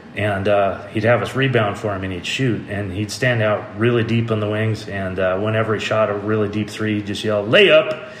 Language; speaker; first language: English; native; English